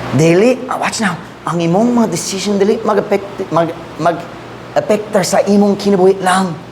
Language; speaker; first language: Cebuano; non-native, fluent; English